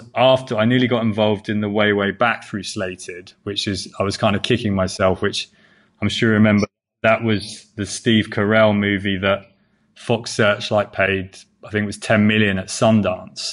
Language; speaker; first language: English; native; English